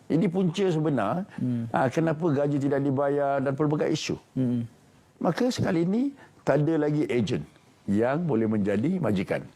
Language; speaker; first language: Malay; non-native, local second language; Tamil